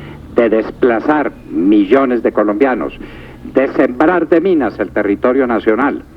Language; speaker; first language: Spanish; native; Spanish